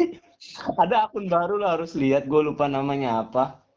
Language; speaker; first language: Indonesian; native; Indonesian